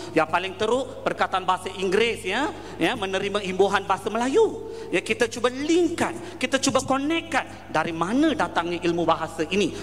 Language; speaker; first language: Malay; non-native, local second language; Tamil